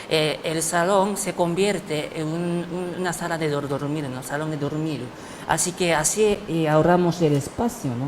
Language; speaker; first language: Spanish; non-native, fluent; Japanese